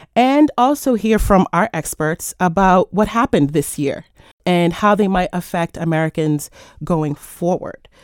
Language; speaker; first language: English; native; English